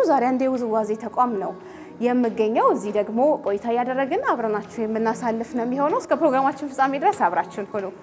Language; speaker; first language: Amharic; native; Amharic